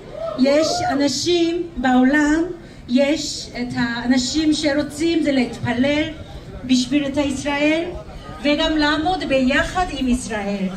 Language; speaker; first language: Hebrew; non-native, learner; Korean